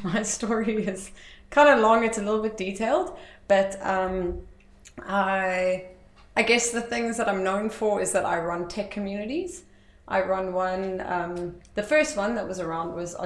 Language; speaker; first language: English; native; English